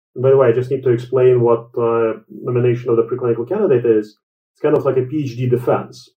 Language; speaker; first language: English; non-native, fluent; Latvian